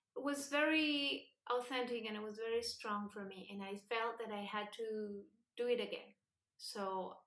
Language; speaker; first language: English; non-native, fluent; Spanish